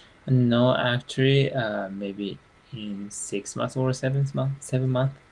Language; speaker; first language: English; non-native, learner; Japanese